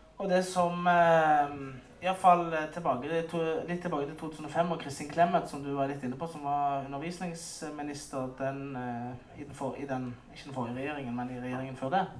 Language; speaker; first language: Norwegian; native; Norwegian